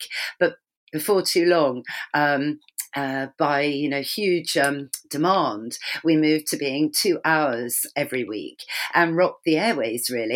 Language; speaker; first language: English; native; English